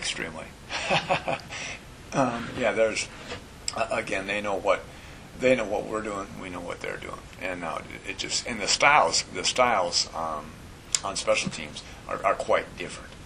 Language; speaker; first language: English; native; English